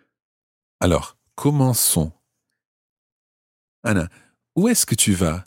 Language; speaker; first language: French; non-native, fluent; English